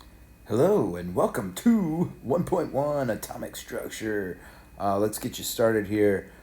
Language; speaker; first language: English; native; English